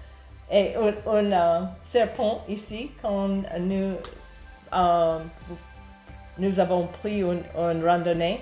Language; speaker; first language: French; non-native, learner; English